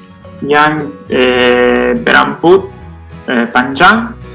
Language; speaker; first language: Indonesian; non-native, learner; Italian